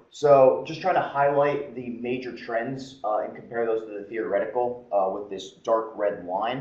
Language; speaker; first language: English; native; English